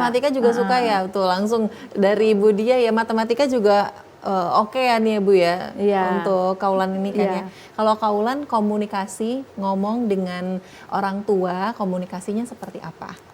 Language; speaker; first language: Indonesian; native; Indonesian